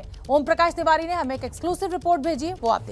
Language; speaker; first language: Hindi; native; Hindi